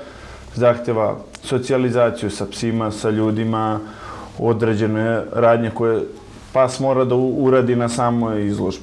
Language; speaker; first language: Serbian; native; Serbian